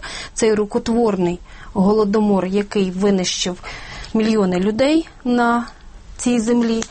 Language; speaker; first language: Ukrainian; native; Ukrainian